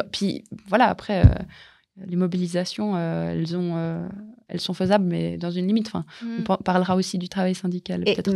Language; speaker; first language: French; native; French